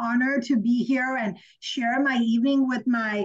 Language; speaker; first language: English; non-native, local second language; Sinhala